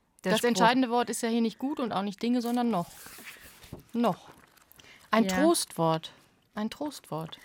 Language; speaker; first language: German; native; German